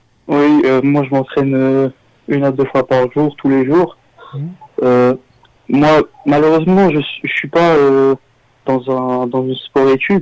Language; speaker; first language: French; early bilingual, other home language; Armenian